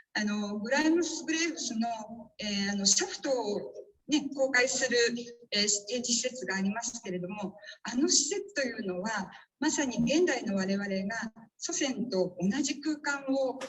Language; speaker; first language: Japanese; native; Japanese